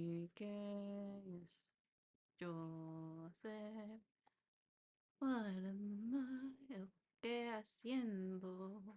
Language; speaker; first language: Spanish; non-native, learner; English